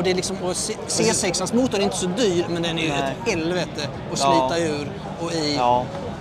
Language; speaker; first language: Swedish; native; Swedish